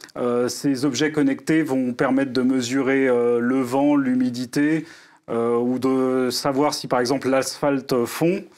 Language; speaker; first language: French; native; French